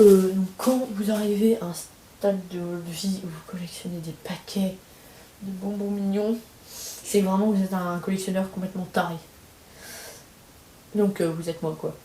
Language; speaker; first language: French; native; French